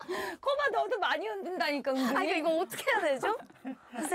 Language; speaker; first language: Korean; native; Korean